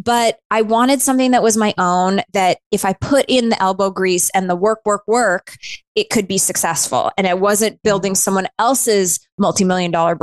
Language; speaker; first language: English; native; English